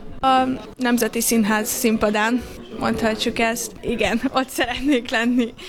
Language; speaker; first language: Hungarian; native; Hungarian